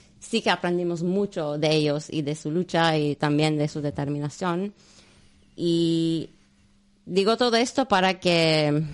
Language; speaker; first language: Spanish; non-native, fluent; Turkish